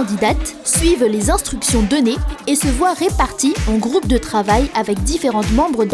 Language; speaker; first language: French; native; French